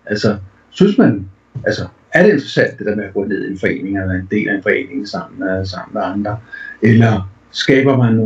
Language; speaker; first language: Danish; native; Danish